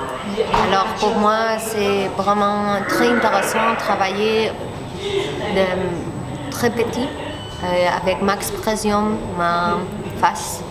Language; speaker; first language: French; non-native, learner; Spanish